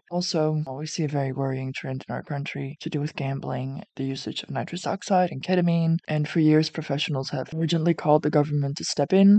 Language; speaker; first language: English; non-native, fluent; Dutch